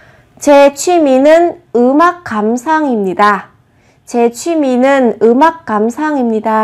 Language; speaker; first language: Korean; non-native, fluent; Vietnamese